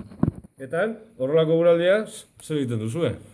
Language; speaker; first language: Basque; native; Basque